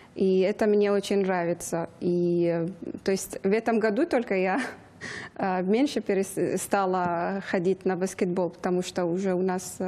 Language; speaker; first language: Russian; non-native, fluent; Persian